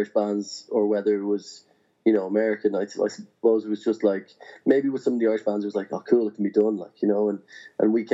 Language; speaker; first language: English; native; English